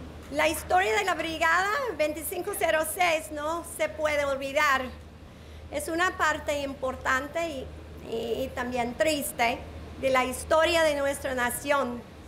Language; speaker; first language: Spanish; non-native, learner; English